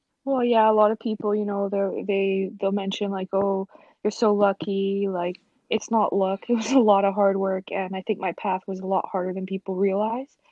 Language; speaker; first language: English; early bilingual, other home language; Spanish